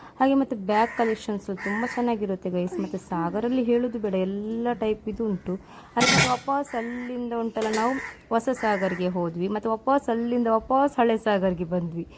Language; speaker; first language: Kannada; non-native, local second language; Tulu